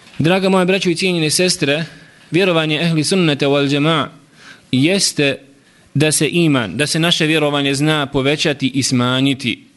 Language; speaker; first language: Bosnian; native; Bosnian